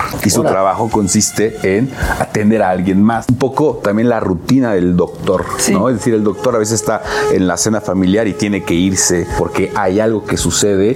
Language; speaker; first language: Spanish; native; Spanish